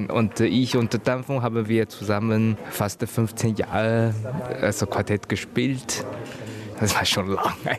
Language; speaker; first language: German; non-native, learner; Chinese